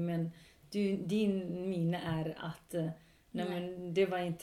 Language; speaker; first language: Swedish; non-native, local second language; Kurdish